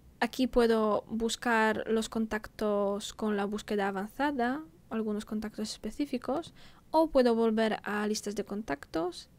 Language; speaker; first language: Spanish; non-native, fluent; Polish